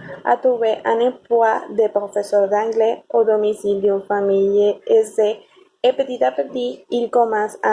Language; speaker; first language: French; non-native, learner; Spanish